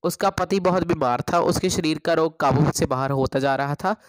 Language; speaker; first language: Hindi; non-native, local second language; Punjabi